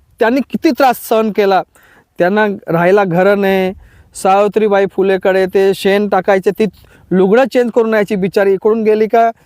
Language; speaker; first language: Marathi; non-native, local second language; Bhili